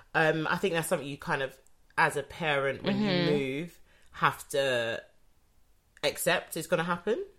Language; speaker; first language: English; native; English